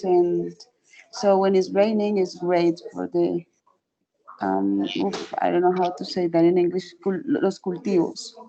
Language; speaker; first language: English; non-native, fluent; Spanish